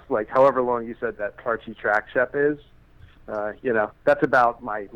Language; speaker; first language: English; native; English